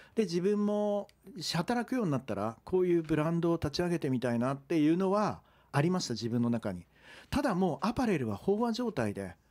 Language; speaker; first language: Japanese; native; Japanese